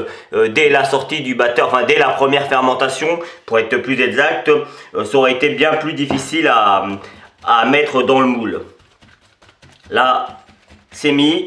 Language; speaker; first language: French; native; French